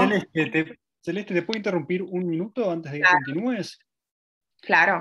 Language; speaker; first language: Spanish; native; Spanish